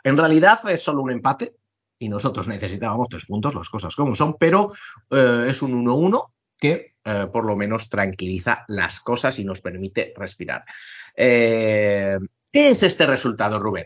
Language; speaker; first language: Spanish; native; Spanish